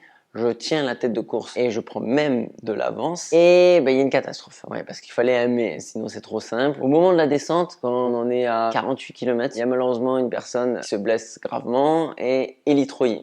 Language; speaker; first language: French; native; French